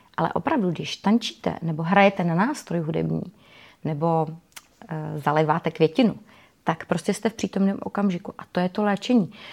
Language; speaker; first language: Czech; native; Czech